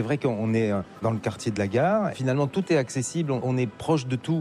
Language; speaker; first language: French; native; French